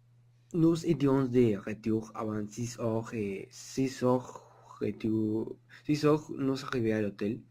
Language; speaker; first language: French; non-native, learner; Spanish